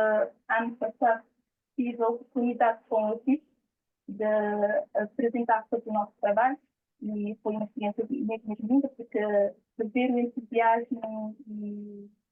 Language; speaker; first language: Portuguese; non-native, local second language; Kabuverdianu